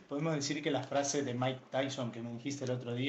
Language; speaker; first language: Spanish; native; Spanish